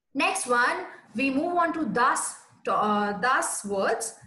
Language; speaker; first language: German; non-native, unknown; Hindi